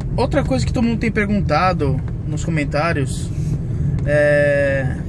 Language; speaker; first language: Portuguese; native; Portuguese